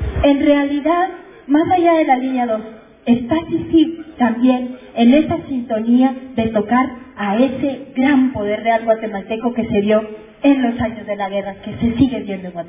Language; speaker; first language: Spanish; native; Spanish